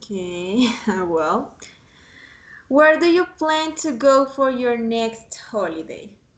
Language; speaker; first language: English; non-native, fluent; Spanish